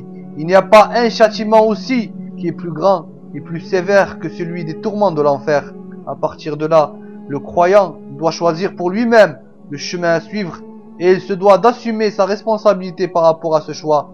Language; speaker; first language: French; non-native, local second language; Arabic